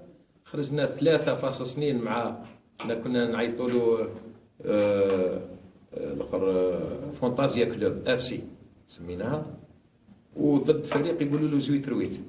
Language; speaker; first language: Arabic; native; Arabic